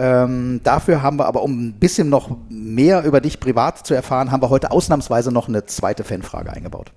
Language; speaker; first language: German; native; German